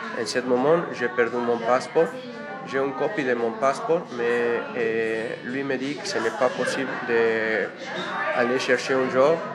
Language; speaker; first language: French; non-native, learner; Spanish